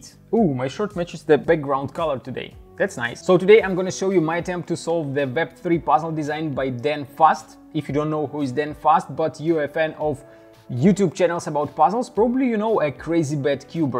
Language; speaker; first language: English; non-native, fluent; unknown